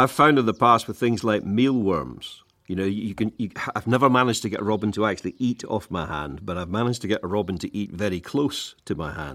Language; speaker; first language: English; native; English